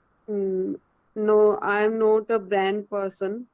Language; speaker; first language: English; non-native, learner; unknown